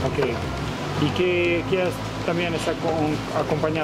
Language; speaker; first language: Spanish; non-native, learner; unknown